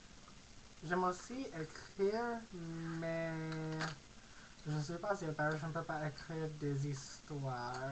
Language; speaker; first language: French; non-native, learner; English